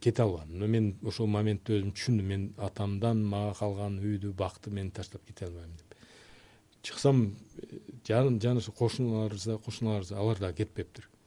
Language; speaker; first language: Kyrgyz; non-native, local second language; Uzbek